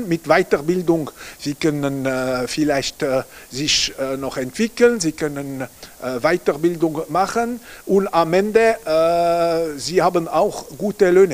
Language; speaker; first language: German; non-native, local second language; French